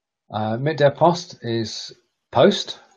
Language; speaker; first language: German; non-native, learner; English